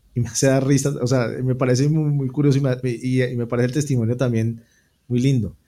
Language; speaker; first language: Spanish; native; Spanish